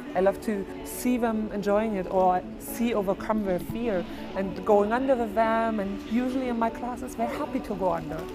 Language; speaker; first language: English; non-native, fluent; German